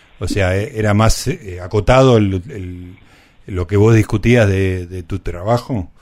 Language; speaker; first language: Spanish; native; Spanish